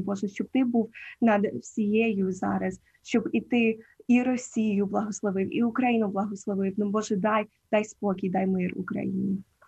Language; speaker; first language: Ukrainian; non-native, local second language; English